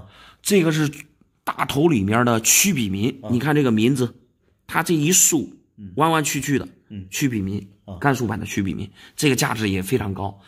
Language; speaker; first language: Chinese; native; Chinese